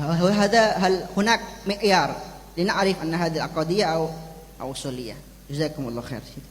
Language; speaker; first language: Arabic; non-native, fluent; Indonesian